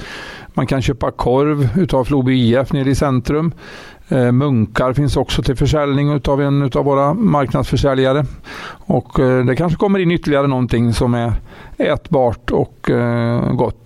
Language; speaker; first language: Swedish; native; Swedish